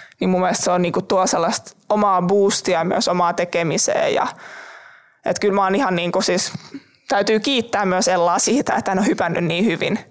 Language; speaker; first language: Finnish; native; Finnish